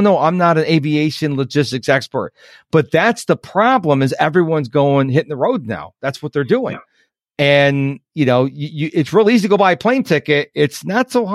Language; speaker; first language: English; native; English